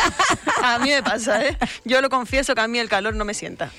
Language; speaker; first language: Spanish; native; Spanish